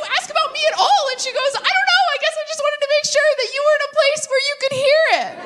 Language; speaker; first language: English; native; English